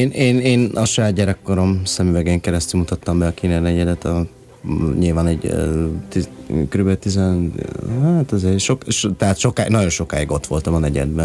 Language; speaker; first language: Hungarian; early bilingual, other home language; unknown